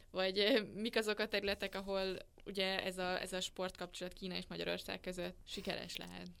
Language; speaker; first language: Hungarian; native; Hungarian